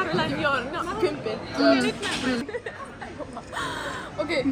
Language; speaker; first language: Finnish; native; Finnish